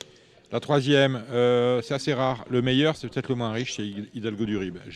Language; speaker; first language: French; native; French